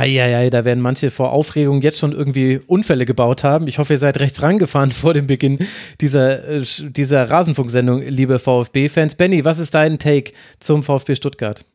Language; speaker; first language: German; native; German